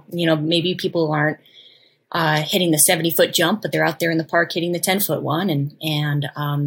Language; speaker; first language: English; native; English